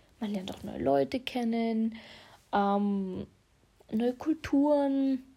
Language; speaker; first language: German; early bilingual, other home language; Russian